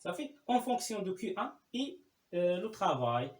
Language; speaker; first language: French; non-native, local second language; Arabic